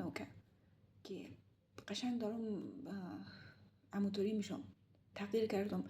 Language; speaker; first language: Persian; early bilingual, heritage; Persian